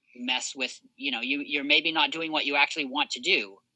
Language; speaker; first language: English; native; English